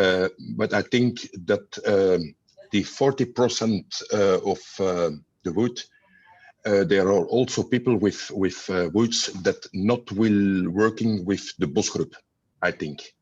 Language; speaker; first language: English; non-native, learner; Dutch